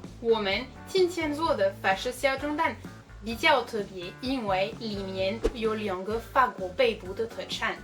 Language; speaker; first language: Chinese; non-native, fluent; French